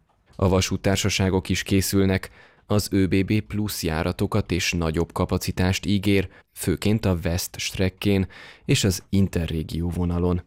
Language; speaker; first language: Hungarian; native; Hungarian